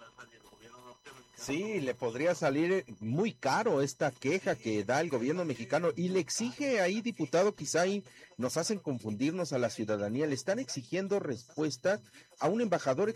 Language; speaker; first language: Spanish; native; Spanish